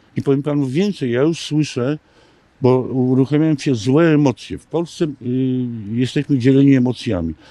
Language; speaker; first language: Polish; native; Polish